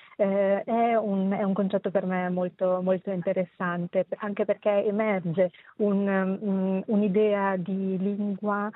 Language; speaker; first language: Italian; early bilingual, other home language; Sinhala